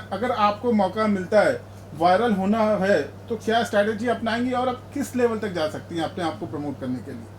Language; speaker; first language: Hindi; native; Hindi